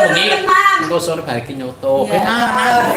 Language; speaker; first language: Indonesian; non-native, local second language; Javanese